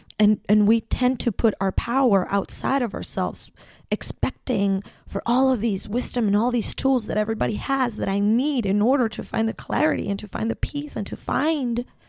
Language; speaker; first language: English; non-native, fluent; Spanish